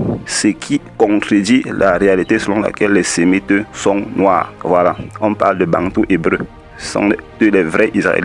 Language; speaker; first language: French; non-native, local second language; Kongo